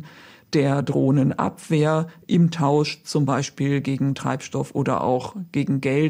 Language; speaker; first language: German; native; German